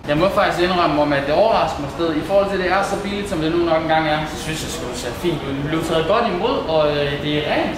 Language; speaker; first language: Danish; native; Danish